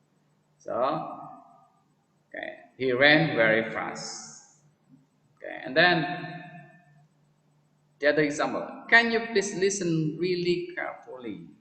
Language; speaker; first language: English; non-native, fluent; Indonesian